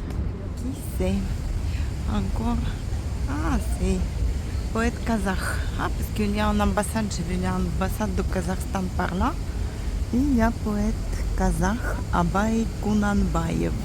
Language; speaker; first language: French; non-native, fluent; Russian